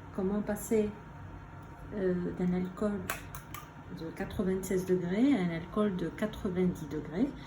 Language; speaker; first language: French; non-native, local second language; Arabic